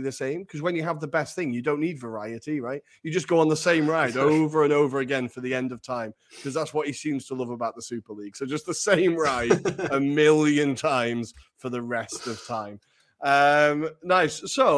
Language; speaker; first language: English; native; English